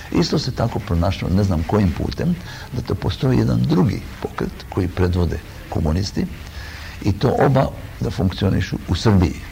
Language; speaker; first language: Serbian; early bilingual, heritage; Croatian